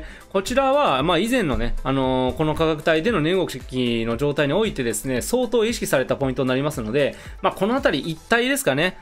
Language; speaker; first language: Japanese; native; Japanese